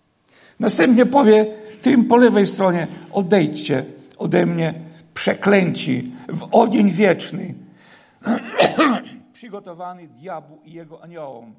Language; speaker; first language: Polish; native; Polish